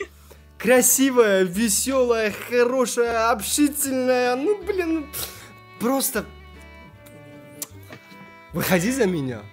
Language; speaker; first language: Russian; non-native, learner; Tajik